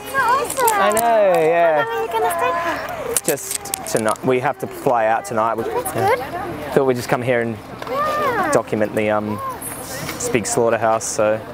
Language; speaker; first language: English; native; English